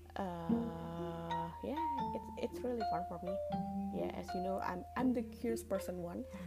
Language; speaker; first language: English; non-native, learner; Indonesian